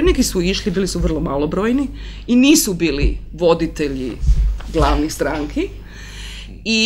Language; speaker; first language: Croatian; native; Croatian